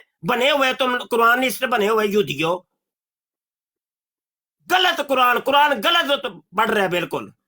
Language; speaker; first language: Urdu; non-native, local second language; Punjabi